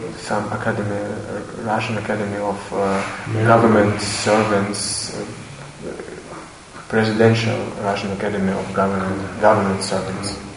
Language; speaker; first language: English; non-native, fluent; Russian